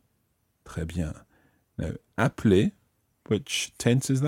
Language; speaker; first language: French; non-native, fluent; English